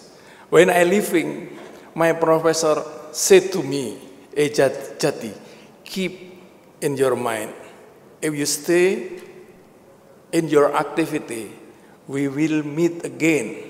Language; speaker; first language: English; non-native, learner; Indonesian